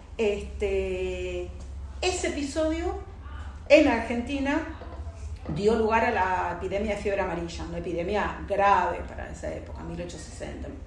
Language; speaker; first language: Spanish; native; Spanish